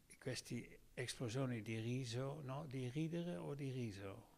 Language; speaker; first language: Italian; non-native, learner; Dutch